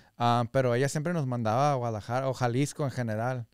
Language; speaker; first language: Spanish; early bilingual, heritage; Spanish